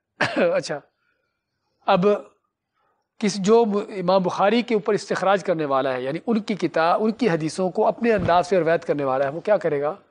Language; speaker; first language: Urdu; native; Urdu